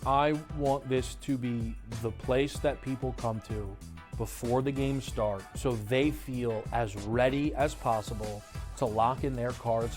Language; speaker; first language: English; native; English